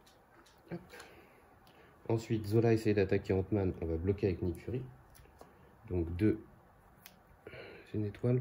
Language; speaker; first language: French; native; French